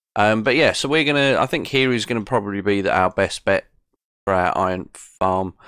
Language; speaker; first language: English; native; English